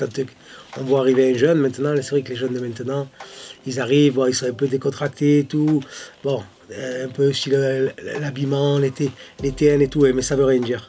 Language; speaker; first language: French; native; French